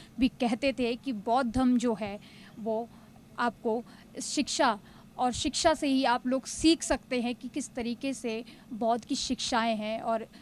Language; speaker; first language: Hindi; native; Hindi